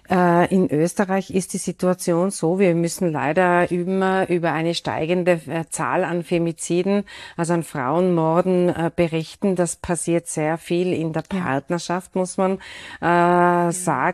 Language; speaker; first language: German; native; German